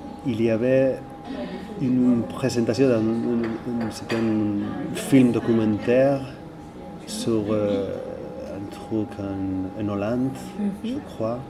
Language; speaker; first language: French; non-native, fluent; Catalan